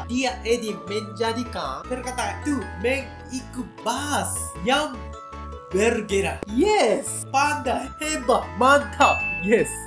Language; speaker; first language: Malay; non-native, learner; Japanese